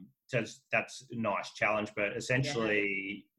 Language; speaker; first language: English; native; English